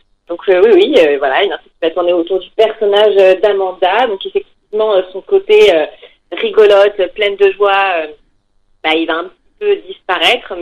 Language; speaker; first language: French; native; French